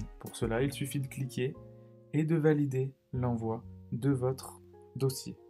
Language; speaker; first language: French; native; French